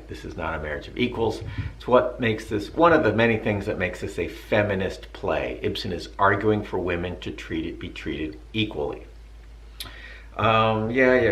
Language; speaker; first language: English; native; English